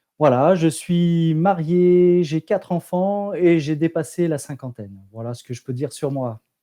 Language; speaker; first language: French; native; French